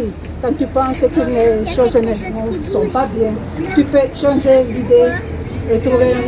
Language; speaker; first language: French; non-native, learner; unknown